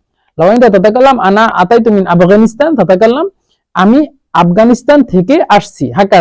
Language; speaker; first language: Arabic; non-native, fluent; Bangla